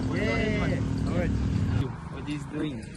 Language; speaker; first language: English; non-native, learner; Dutch